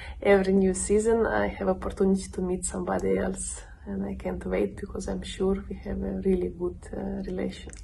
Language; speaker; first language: English; non-native, learner; Russian